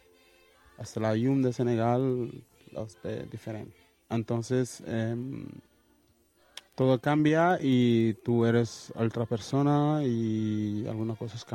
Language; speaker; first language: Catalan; early bilingual, other home language; Wolof